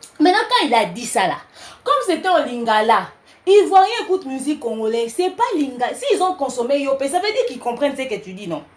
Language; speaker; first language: French; non-native, local second language; Lingala